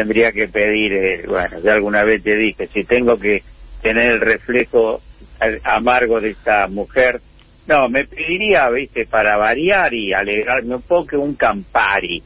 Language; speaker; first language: Spanish; native; Spanish